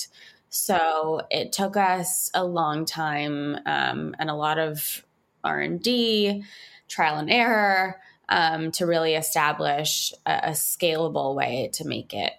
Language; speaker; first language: English; native; English